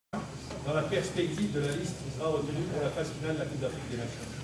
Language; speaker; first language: French; native; French